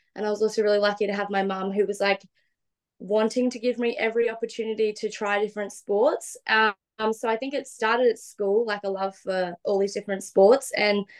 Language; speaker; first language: English; native; English